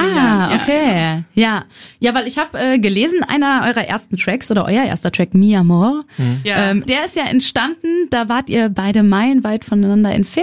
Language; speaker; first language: German; native; German